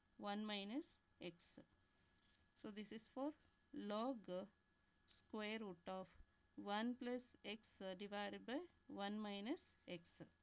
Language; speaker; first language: English; non-native, local second language; Kannada